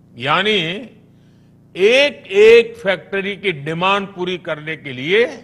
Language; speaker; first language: Hindi; non-native, local second language; Gujarati